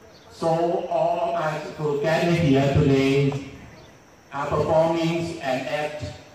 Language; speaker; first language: English; non-native, fluent; Thai